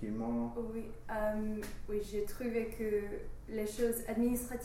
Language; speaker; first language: French; non-native, learner; English